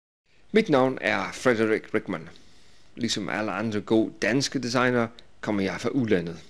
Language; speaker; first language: Danish; non-native, fluent; English